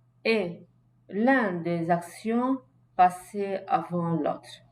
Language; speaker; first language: French; non-native, fluent; Arabic